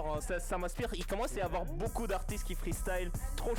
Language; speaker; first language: French; native; French